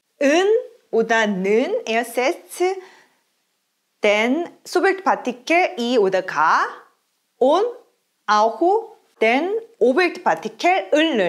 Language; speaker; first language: German; non-native, fluent; Korean